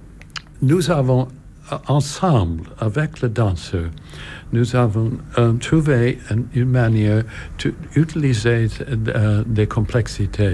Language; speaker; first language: French; non-native, learner; English